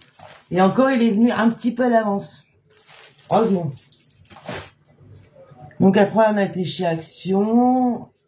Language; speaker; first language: French; native; French